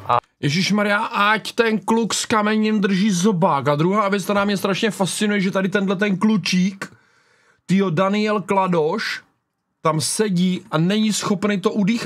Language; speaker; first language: Czech; native; Czech